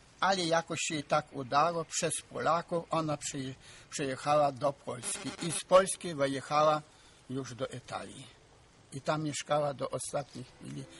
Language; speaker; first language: Polish; early bilingual, heritage; Polish